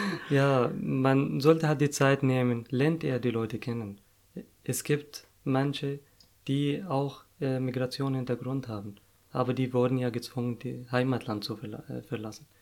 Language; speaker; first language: German; non-native, fluent; Arabic